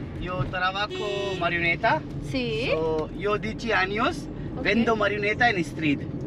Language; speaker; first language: Spanish; non-native, learner; Hindi